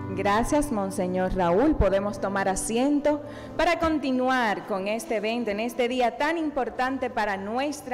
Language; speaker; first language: Spanish; native; Spanish